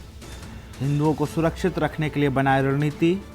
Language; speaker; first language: Hindi; native; Hindi